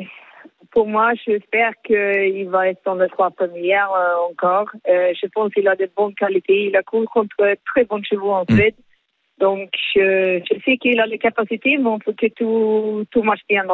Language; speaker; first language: French; non-native, learner; Swedish